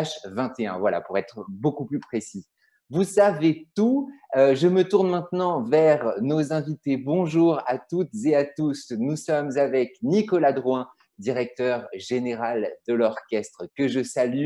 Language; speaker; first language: French; native; French